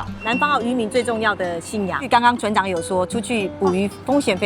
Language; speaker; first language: Chinese; native; Chinese